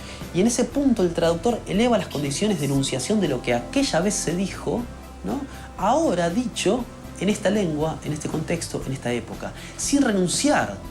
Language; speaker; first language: Spanish; native; Spanish